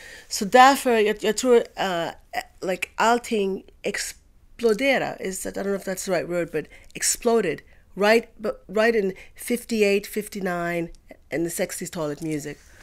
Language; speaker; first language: English; native; English